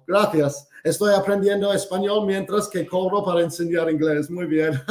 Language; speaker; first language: Spanish; non-native, fluent; English